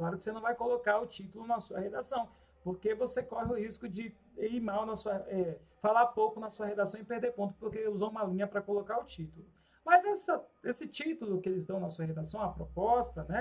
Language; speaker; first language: Portuguese; native; Portuguese